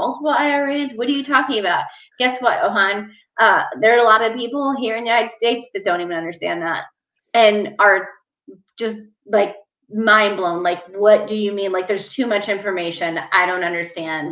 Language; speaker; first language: English; native; English